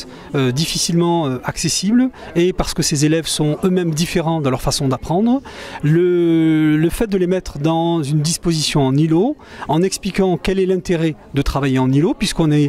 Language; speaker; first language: French; native; French